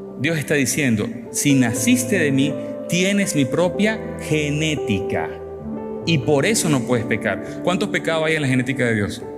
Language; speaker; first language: Spanish; native; Spanish